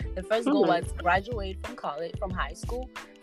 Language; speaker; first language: English; non-native, local second language; Tswana